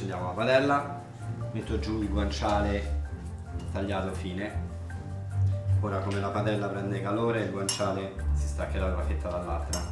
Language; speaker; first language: Italian; native; Italian